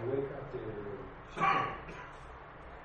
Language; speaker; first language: English; non-native, learner; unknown